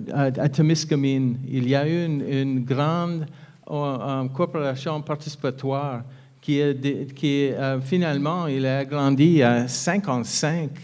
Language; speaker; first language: French; non-native, fluent; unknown